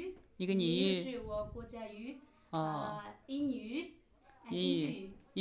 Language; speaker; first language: Chinese; non-native, learner; Nepali